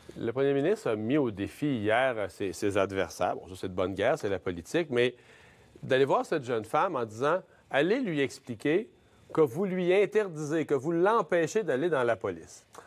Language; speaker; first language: French; native; French